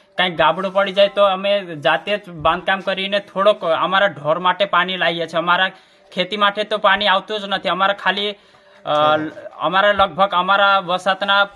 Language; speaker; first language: Gujarati; non-native, local second language; Bhili